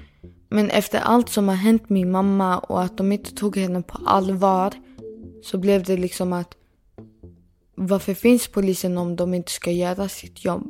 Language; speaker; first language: Swedish; early bilingual, other home language; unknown